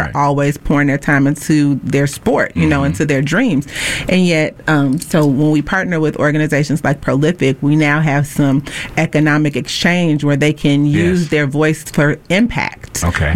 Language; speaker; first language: English; native; English